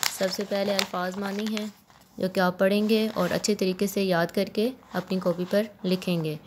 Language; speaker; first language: Urdu; non-native, local second language; Punjabi